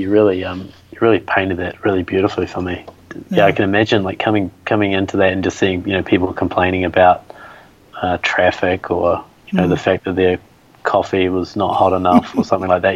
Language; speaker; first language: English; native; English